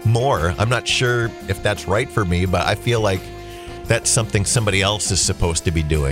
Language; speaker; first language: English; native; English